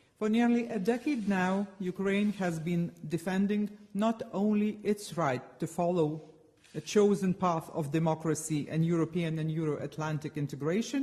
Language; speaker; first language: English; non-native, fluent; Lithuanian